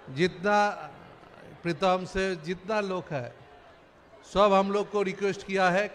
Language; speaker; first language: Hindi; non-native, local second language; Bangla